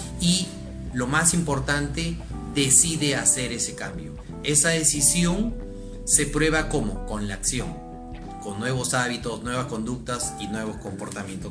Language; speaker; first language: Spanish; native; Spanish